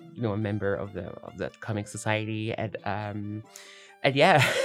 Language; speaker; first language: English; non-native, fluent; French